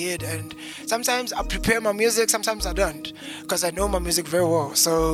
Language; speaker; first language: English; non-native, local second language; Zulu